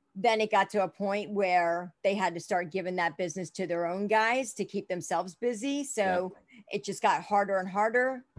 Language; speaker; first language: English; native; English